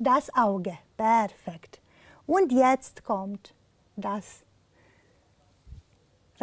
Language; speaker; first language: German; non-native, fluent; Romanian